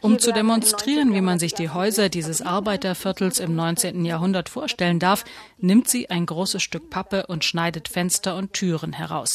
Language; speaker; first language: German; native; German